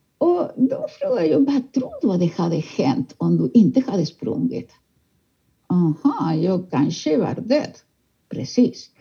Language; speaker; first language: Swedish; non-native, fluent; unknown